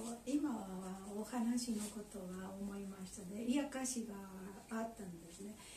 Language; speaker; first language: Japanese; non-native, learner; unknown